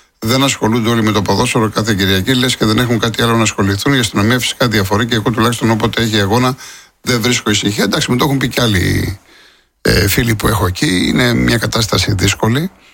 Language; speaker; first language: Greek; native; Greek